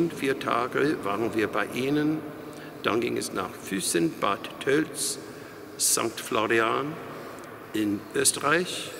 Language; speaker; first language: German; non-native, fluent; English